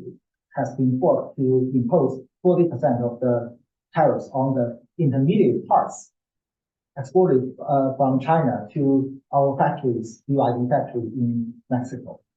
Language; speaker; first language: English; non-native, fluent; Chinese